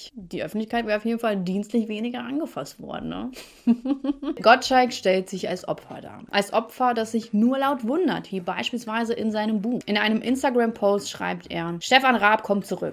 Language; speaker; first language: German; native; German